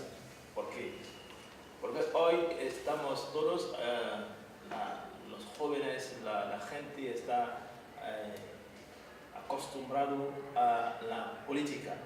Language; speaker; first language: Spanish; non-native, fluent; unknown